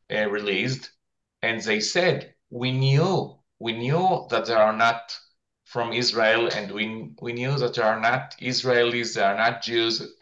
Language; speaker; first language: English; non-native, fluent; Hebrew